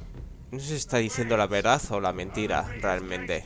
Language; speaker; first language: Spanish; native; Spanish